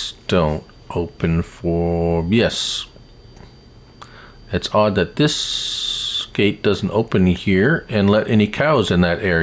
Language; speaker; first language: English; native; English